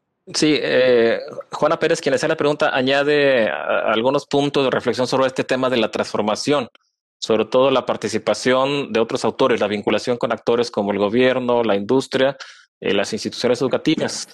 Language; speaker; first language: Spanish; native; Spanish